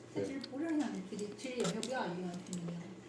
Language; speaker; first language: Chinese; native; Chinese